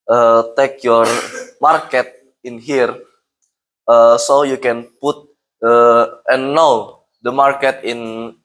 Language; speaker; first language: English; non-native, learner; Indonesian